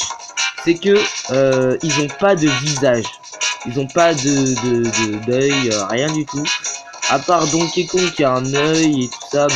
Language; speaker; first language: French; native; French